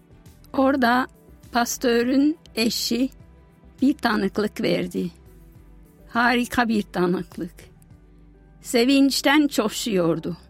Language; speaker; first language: Turkish; non-native, fluent; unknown